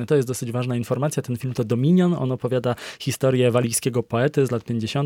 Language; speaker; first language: Polish; native; Polish